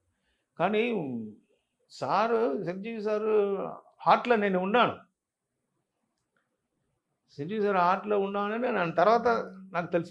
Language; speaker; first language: Telugu; non-native, local second language; Tamil